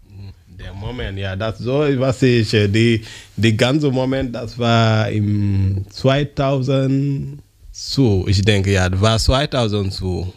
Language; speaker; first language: German; non-native, learner; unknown